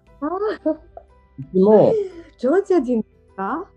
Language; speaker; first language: Japanese; non-native, learner; Georgian